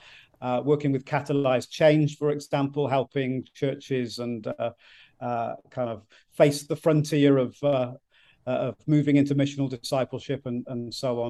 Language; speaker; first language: English; native; English